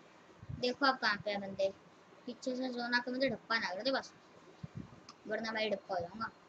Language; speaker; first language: Hindi; native; Hindi